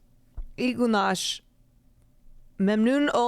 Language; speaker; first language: Turkish; non-native, learner; English